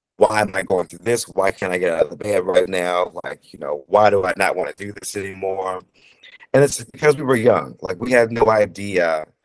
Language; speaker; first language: English; native; English